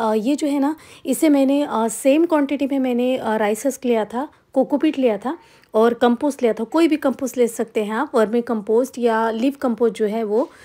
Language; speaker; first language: Hindi; non-native, local second language; Marathi